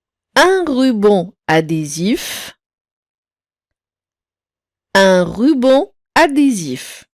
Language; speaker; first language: French; non-native, local second language; Arabic